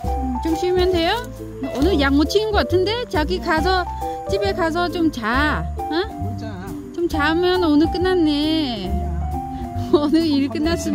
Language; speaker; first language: Korean; non-native, learner; Vietnamese